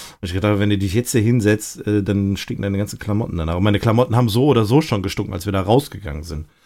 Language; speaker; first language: German; native; German